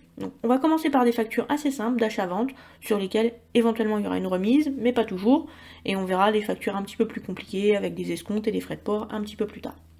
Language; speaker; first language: French; native; French